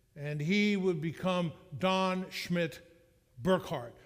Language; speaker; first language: English; native; English